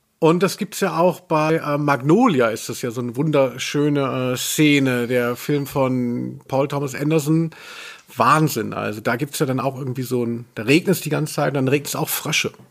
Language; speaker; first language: German; native; German